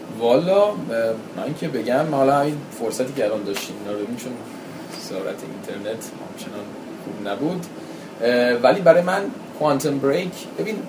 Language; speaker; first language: Persian; early bilingual, heritage; Persian